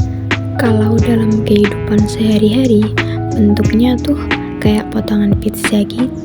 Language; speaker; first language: Indonesian; native; Indonesian